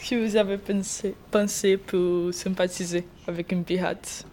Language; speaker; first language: French; non-native, learner; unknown